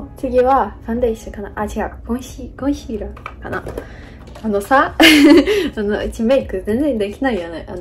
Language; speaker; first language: Japanese; non-native, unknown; Portuguese